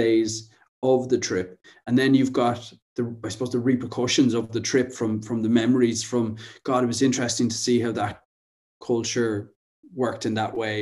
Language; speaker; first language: English; native; English